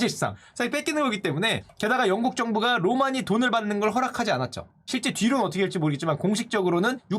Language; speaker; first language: Korean; native; Korean